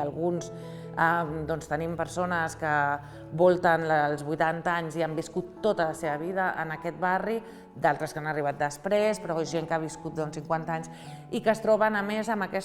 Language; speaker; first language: Catalan; native; Catalan